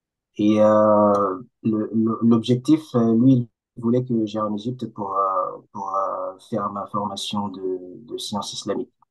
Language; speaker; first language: French; non-native, local second language; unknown